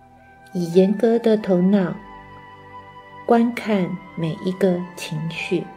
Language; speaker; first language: Chinese; native; Chinese